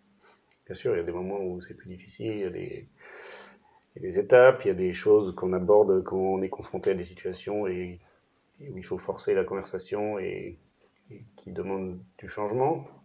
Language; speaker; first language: French; native; French